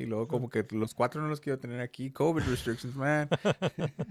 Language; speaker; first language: Spanish; early bilingual, heritage; Spanish